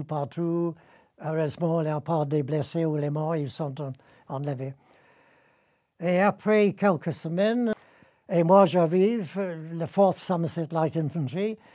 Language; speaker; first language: French; non-native, fluent; English